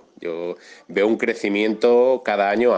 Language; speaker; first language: Spanish; native; Spanish